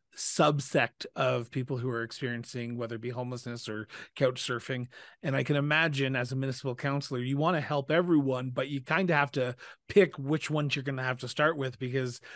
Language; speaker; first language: English; native; English